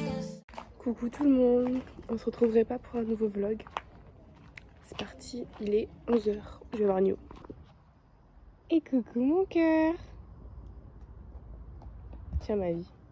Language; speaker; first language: French; native; French